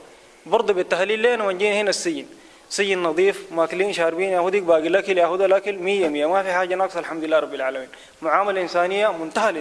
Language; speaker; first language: Arabic; native; Arabic